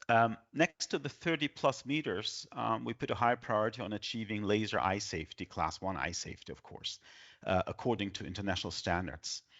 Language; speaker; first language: English; non-native, fluent; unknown